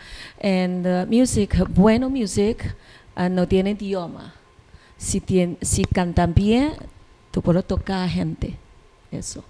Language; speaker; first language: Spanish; non-native, learner; Chinese